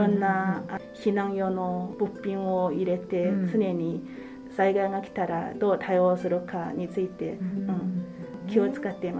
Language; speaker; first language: Japanese; non-native, fluent; Chinese